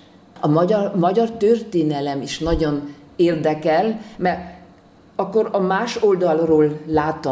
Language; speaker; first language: Hungarian; non-native, fluent; German